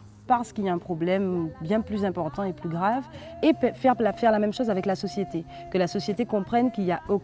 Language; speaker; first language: French; native; French